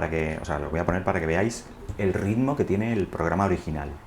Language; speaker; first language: Spanish; native; Spanish